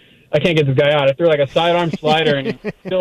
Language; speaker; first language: English; native; English